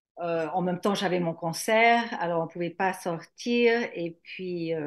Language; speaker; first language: French; native; French